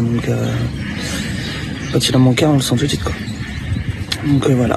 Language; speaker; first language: French; native; French